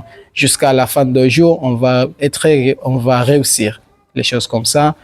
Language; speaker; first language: French; non-native, learner; Swahili